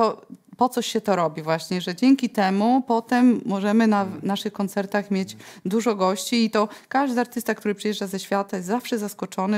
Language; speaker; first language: Polish; native; Polish